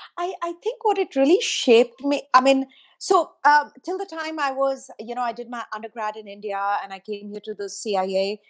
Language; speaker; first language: English; non-native, local second language; Hindi